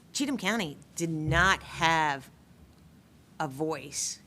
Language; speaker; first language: English; native; English